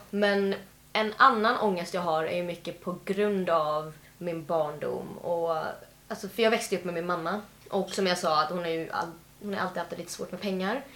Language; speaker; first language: Swedish; native; Swedish